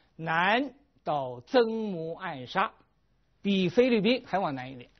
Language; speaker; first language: Chinese; native; Chinese